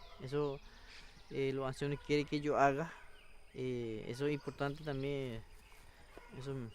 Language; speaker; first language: Spanish; non-native, local second language; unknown